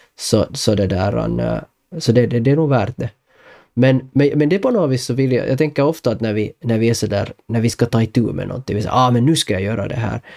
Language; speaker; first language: Swedish; native; Swedish